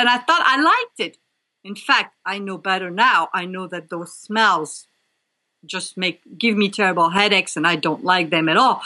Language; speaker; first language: English; non-native, fluent; French